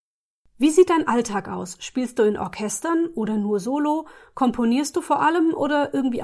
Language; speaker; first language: German; native; German